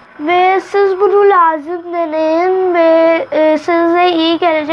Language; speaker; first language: Turkish; non-native, learner; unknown